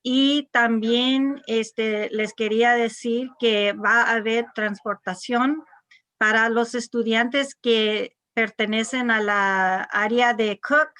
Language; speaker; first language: Spanish; non-native, local second language; English